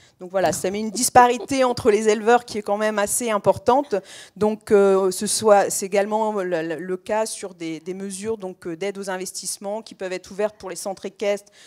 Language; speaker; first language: French; native; French